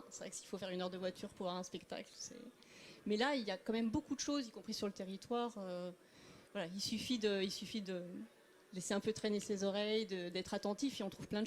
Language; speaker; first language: French; native; French